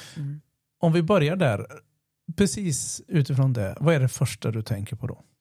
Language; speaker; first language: Swedish; native; Swedish